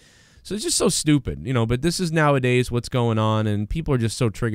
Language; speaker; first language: English; native; English